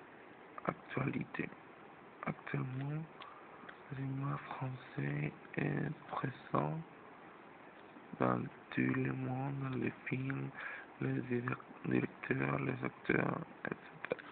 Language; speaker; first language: French; non-native, learner; Spanish